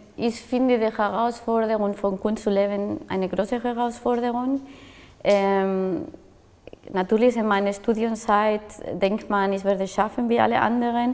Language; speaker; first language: German; non-native, fluent; Spanish